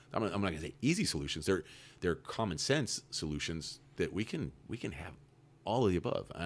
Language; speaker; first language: English; native; English